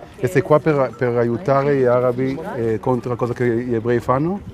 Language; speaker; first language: Italian; non-native, learner; Hebrew